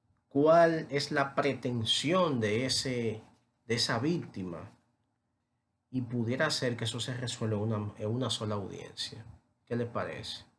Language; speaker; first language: Spanish; native; Spanish